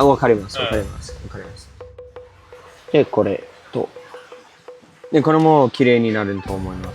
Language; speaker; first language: Japanese; non-native, fluent; English